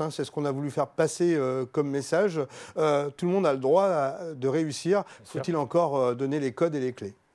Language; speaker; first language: French; native; French